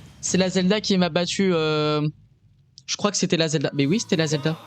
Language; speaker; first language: French; native; French